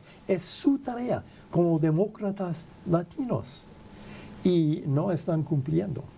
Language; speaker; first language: Spanish; non-native, fluent; English